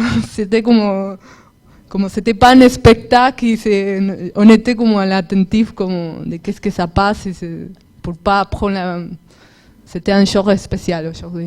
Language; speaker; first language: French; non-native, fluent; Spanish